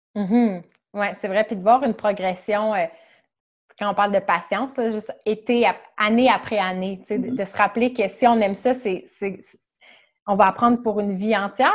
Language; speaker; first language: French; native; French